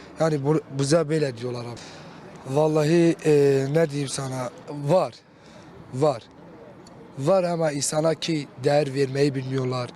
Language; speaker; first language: Turkish; non-native, local second language; Kurdish